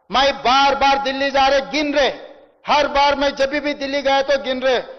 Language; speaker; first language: Hindi; non-native, local second language; Telugu